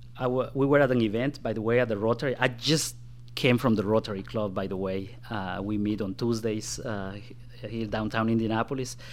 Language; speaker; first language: English; non-native, fluent; Spanish